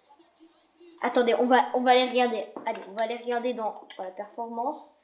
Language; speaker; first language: French; native; French